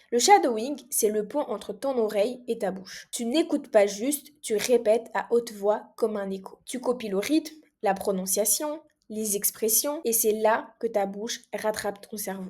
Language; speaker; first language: French; non-native, local second language; Comorian